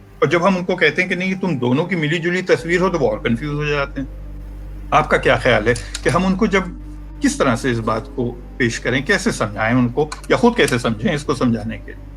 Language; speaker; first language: Urdu; native; Urdu